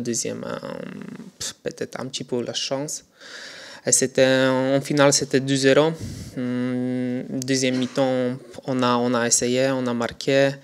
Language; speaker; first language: French; non-native, learner; Polish